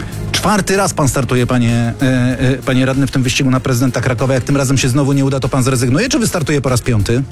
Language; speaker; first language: Polish; native; Polish